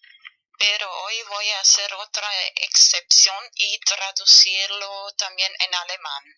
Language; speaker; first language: Spanish; non-native, fluent; German